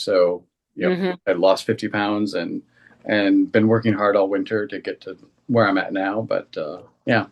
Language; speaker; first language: English; native; English